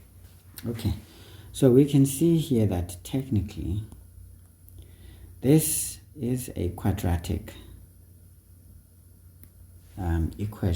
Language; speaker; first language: English; non-native, local second language; Xhosa